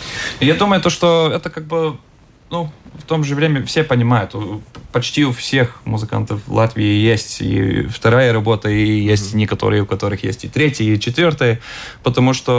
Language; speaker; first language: Russian; non-native, local second language; Latvian